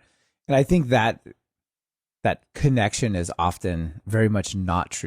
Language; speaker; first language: English; native; English